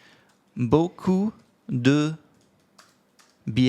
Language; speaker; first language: French; non-native, learner; English